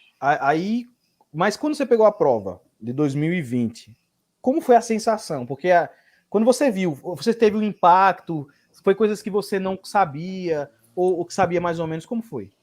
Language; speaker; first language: Portuguese; native; Portuguese